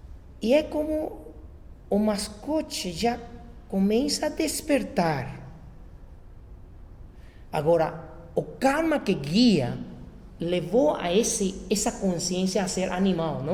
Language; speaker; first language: Portuguese; non-native, fluent; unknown